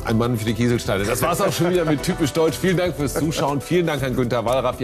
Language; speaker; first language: German; native; German